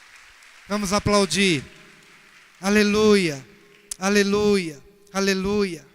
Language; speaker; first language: Portuguese; native; Portuguese